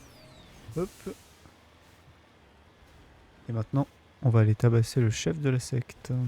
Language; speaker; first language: French; native; French